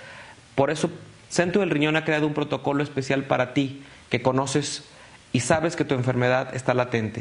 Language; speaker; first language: Spanish; native; Spanish